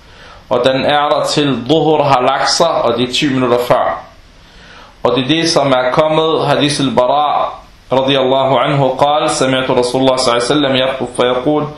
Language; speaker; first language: Danish; early bilingual, other home language; Arabic